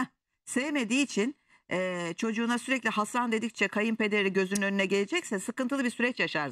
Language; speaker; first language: Turkish; native; Turkish